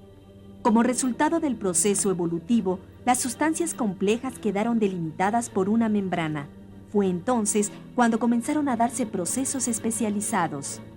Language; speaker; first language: Spanish; native; Spanish